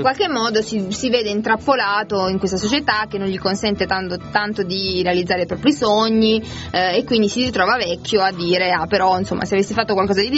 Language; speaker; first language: Italian; native; Italian